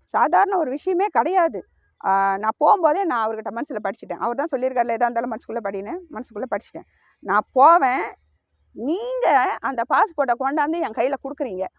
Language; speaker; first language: Tamil; early bilingual, heritage; Tamil